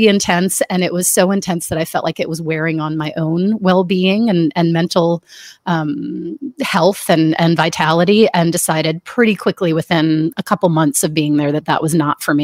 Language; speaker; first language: English; native; English